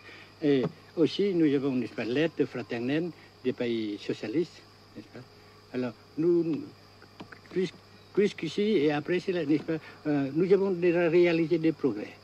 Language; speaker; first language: French; non-native, fluent; Vietnamese